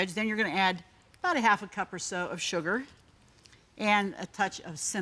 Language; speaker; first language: English; native; English